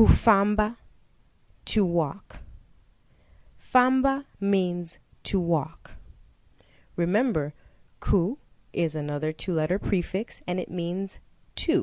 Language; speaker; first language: English; non-native, local second language; Shona